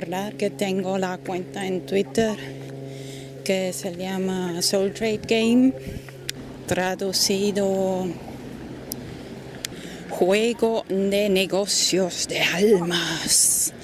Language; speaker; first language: Spanish; non-native, fluent; German